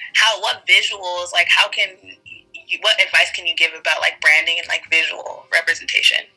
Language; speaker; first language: English; early bilingual, other home language; Wolof